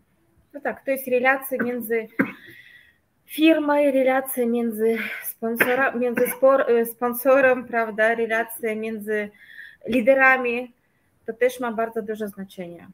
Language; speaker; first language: Polish; non-native, fluent; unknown